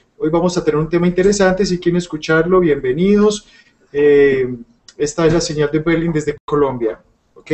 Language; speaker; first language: Spanish; native; Spanish